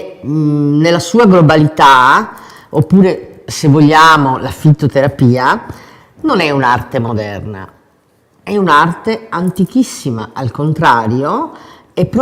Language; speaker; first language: Italian; native; Italian